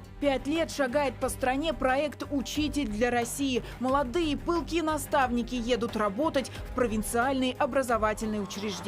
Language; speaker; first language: Russian; native; Russian